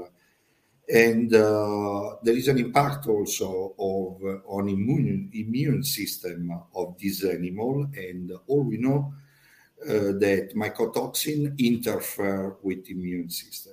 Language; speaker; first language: English; non-native, fluent; Italian